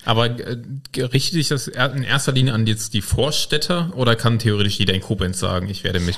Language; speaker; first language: German; native; German